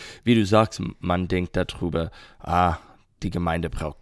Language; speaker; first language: German; non-native, learner; English